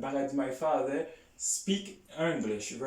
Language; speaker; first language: English; non-native, learner; Haitian Creole